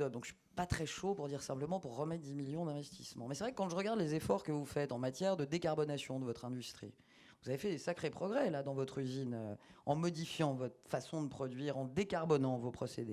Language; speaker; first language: French; native; French